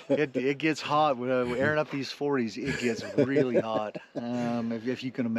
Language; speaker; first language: English; native; English